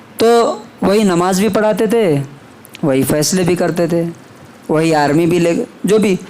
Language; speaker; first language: Urdu; native; Urdu